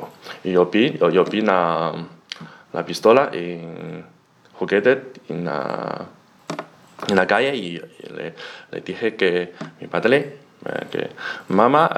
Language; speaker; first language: Spanish; non-native, learner; Chinese